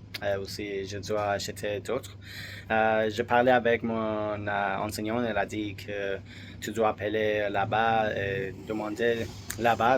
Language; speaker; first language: French; non-native, learner; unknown